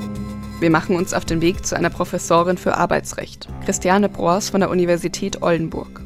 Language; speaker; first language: German; native; German